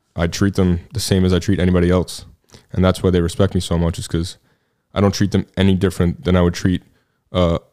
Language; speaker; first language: English; native; English